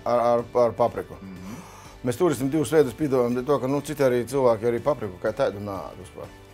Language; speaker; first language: Latvian; native; Latvian